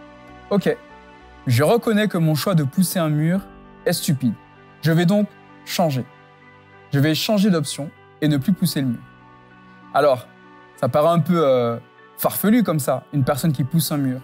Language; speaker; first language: French; native; French